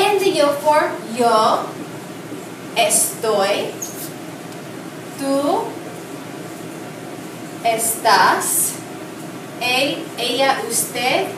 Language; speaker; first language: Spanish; non-native, learner; English